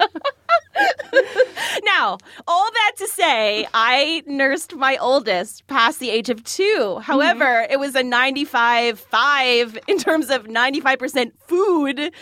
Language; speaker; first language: English; native; English